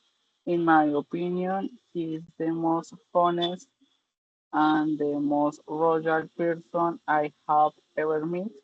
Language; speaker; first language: English; non-native, learner; Spanish